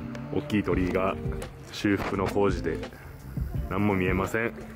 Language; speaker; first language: Japanese; early bilingual, other home language; English